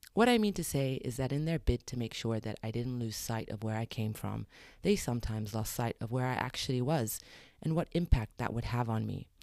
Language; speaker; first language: English; early bilingual, other home language; Arabic